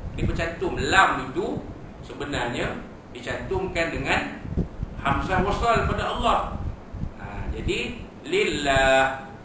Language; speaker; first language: Malay; native; Malay